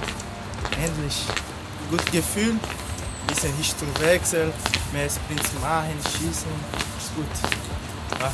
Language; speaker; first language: German; non-native, learner; Portuguese